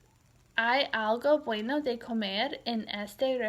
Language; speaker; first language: Spanish; non-native, learner; English